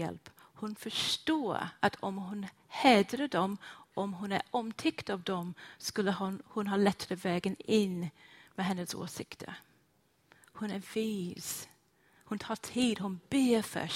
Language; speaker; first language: Swedish; non-native, fluent; English